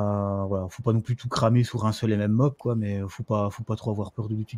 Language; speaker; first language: French; native; French